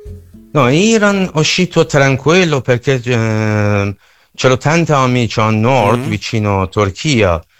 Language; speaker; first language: Italian; non-native, learner; Persian